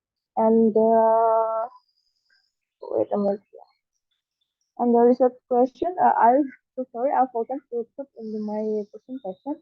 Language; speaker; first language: English; non-native, learner; Indonesian